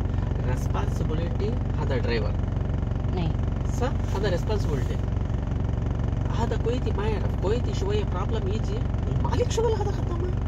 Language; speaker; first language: Arabic; non-native, learner; Hindi